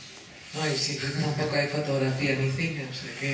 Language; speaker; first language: Spanish; native; Spanish